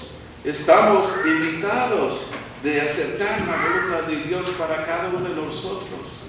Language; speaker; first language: Spanish; non-native, fluent; English